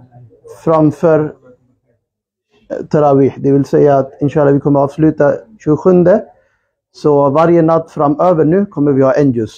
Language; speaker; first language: Swedish; early bilingual, other home language; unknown